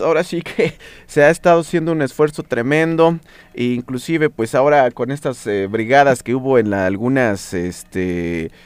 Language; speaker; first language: Spanish; native; Spanish